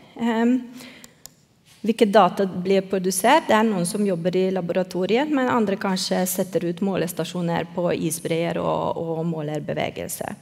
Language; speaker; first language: Norwegian; non-native, fluent; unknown